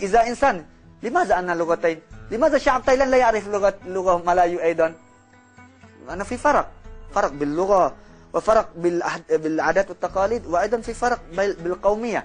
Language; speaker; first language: Arabic; non-native, fluent; Malay